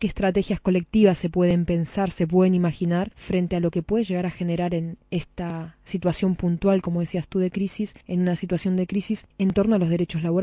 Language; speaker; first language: Spanish; native; Spanish